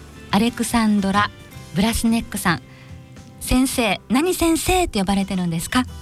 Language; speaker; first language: Japanese; native; Japanese